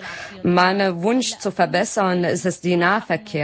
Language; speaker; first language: German; non-native, learner; Arabic